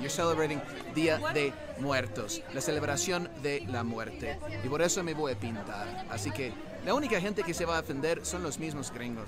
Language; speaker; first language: Spanish; non-native, learner; English